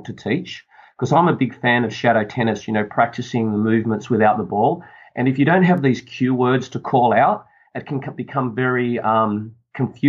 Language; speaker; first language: English; native; English